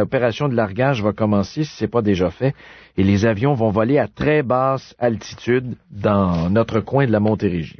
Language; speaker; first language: French; native; French